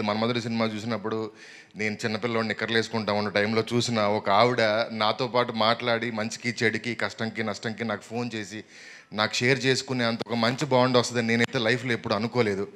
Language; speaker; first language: Telugu; native; Telugu